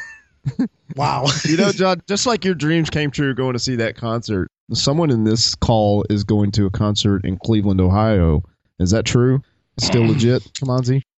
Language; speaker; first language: English; native; English